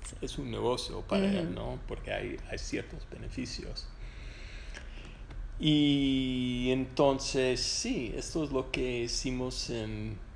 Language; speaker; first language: Spanish; non-native, fluent; English